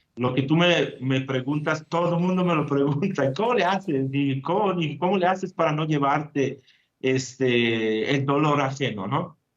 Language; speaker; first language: Spanish; non-native, fluent; Italian